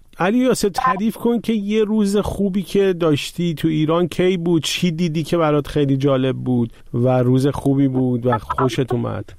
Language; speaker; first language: Persian; native; Persian